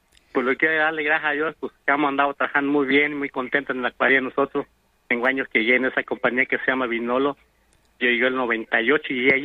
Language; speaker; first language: Spanish; non-native, local second language; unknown